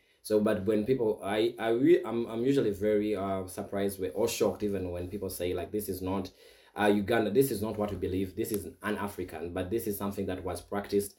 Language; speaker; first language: English; non-native, local second language; Ganda